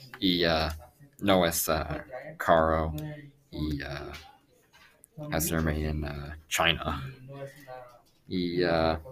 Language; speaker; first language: Spanish; non-native, learner; English